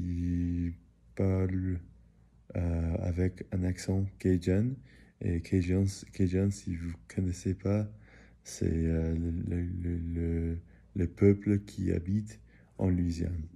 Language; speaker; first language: French; early bilingual, heritage; English